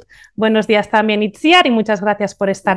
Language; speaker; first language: Spanish; native; Spanish